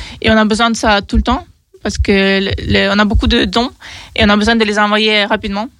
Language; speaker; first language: French; non-native, fluent; Ukrainian